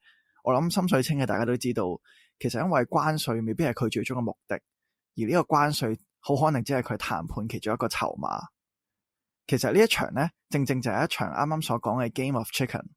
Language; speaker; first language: Cantonese; native; Cantonese